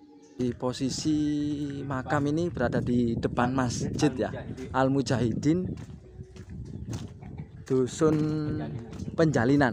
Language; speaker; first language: Indonesian; non-native, local second language; Javanese